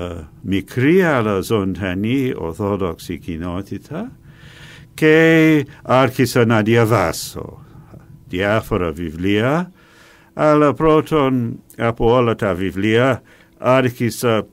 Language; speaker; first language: Greek; non-native, fluent; English